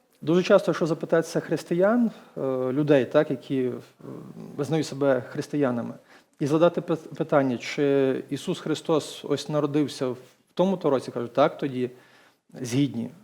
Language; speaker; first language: Ukrainian; native; Ukrainian